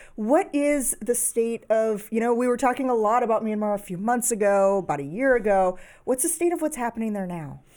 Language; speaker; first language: English; native; English